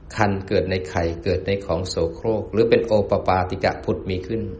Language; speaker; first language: Thai; native; Thai